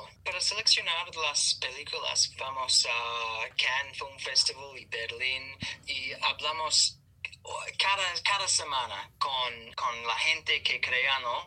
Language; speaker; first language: Spanish; non-native, learner; English